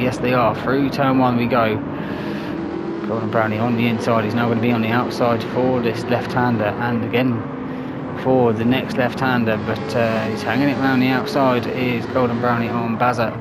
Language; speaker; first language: English; native; English